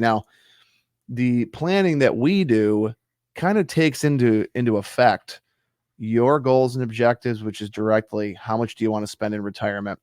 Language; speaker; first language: English; native; English